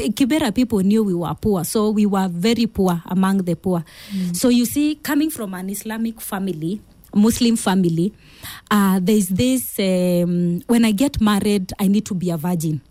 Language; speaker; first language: English; non-native, local second language; Kamba